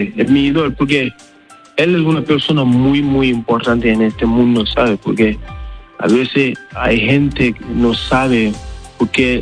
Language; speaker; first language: Spanish; non-native, learner; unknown